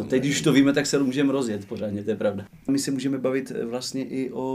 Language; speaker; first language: Czech; native; Czech